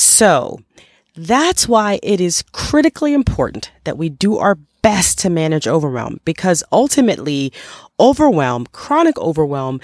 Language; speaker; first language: English; native; English